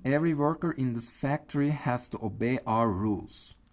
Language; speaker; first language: English; non-native, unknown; Turkish